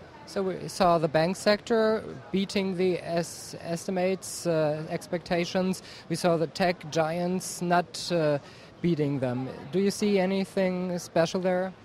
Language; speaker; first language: English; non-native, fluent; German